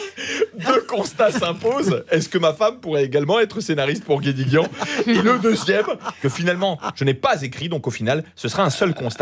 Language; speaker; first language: French; native; French